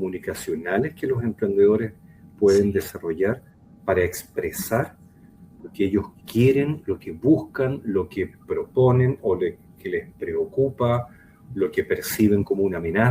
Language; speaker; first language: Spanish; native; Spanish